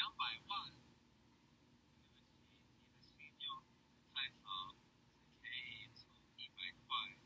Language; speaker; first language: Chinese; non-native, learner; English